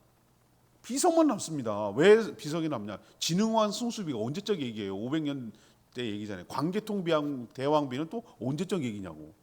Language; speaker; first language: Korean; native; Korean